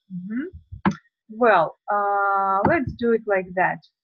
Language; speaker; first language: English; non-native, fluent; Russian